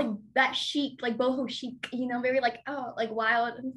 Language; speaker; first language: English; native; English